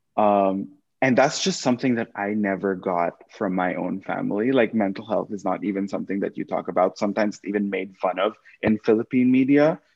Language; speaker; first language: English; non-native, local second language; Filipino